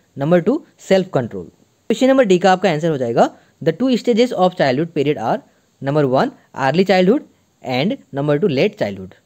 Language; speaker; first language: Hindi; non-native, local second language; Assamese